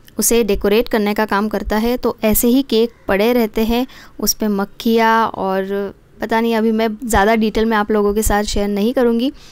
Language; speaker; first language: Hindi; non-native, local second language; Marathi